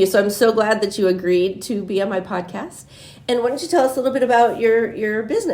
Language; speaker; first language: English; native; English